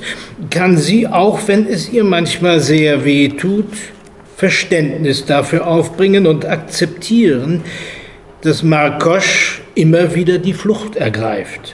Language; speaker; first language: German; native; German